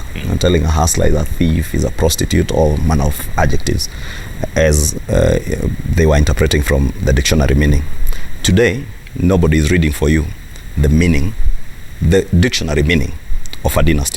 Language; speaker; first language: English; non-native, local second language; Kikuyu